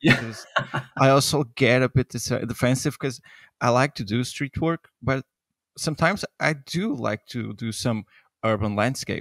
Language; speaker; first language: English; non-native, fluent; Portuguese